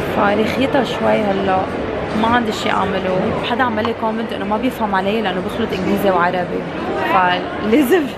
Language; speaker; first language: Arabic; early bilingual, heritage; Arabic